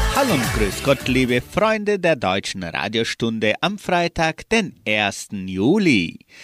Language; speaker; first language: German; early bilingual, heritage; German